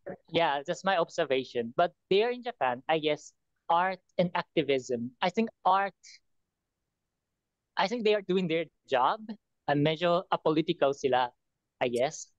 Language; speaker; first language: English; non-native, fluent; Japanese